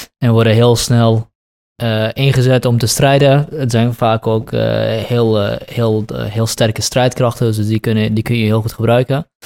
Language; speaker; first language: Dutch; early bilingual, other home language; Kurdish